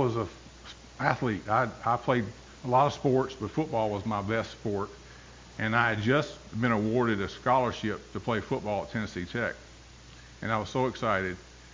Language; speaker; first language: English; native; English